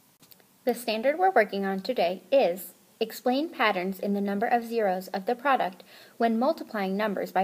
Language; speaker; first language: English; native; English